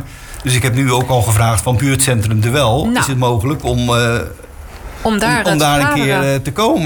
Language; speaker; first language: Dutch; native; Dutch